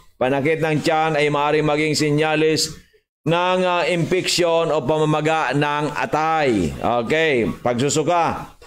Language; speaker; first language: Filipino; non-native, local second language; Bikol